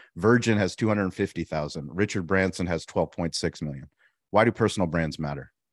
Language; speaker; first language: English; native; English